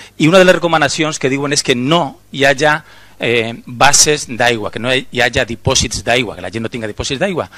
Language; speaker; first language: Catalan; native; Catalan